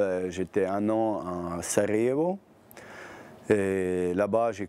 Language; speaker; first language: French; non-native, learner; Bosnian